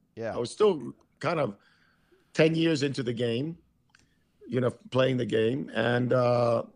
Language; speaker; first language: English; early bilingual, other home language; Spanish